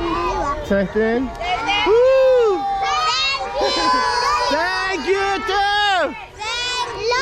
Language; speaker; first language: English; non-native, learner; Azerbaijani